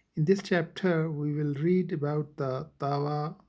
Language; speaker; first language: English; non-native, local second language; Urdu